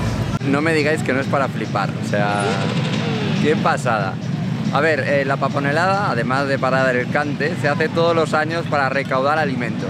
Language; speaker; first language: Spanish; native; Spanish